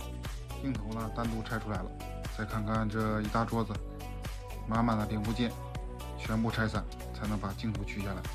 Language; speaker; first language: Chinese; native; Chinese